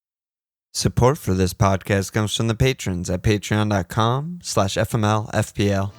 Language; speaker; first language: English; native; English